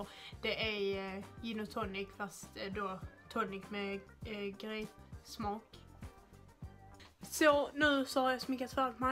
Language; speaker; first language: Swedish; native; Swedish